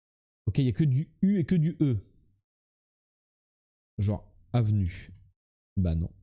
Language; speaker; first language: French; native; French